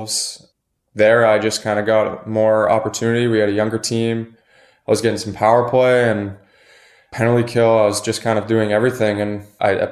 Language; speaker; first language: English; native; English